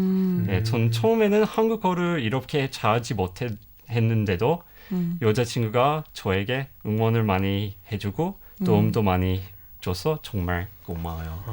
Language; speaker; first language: Korean; non-native, fluent; English